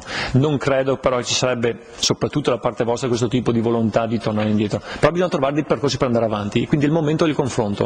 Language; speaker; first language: Italian; native; Italian